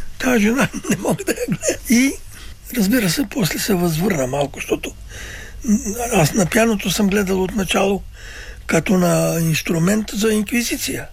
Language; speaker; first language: Bulgarian; early bilingual, other home language; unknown